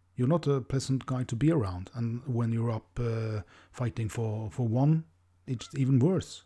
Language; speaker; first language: English; non-native, fluent; Norwegian